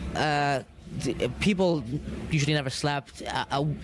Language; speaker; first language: English; early bilingual, other home language; Arabic